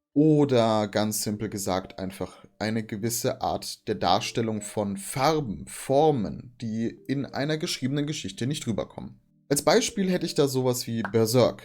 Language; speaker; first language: German; native; German